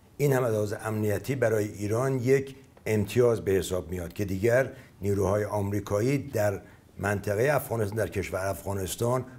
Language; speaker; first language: Persian; native; Persian